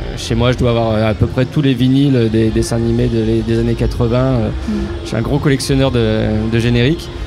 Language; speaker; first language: French; native; French